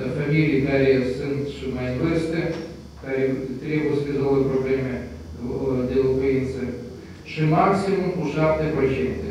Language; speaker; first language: Romanian; non-native, local second language; Russian